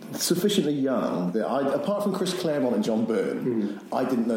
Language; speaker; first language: English; native; English